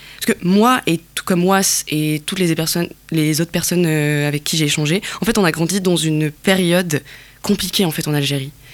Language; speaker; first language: French; non-native, local second language; Kabyle